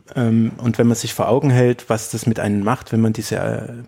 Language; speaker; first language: German; native; German